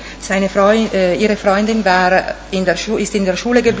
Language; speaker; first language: German; non-native, fluent; Italian